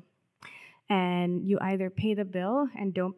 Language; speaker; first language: English; non-native, local second language; Telugu